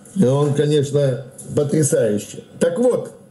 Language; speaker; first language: Russian; native; Russian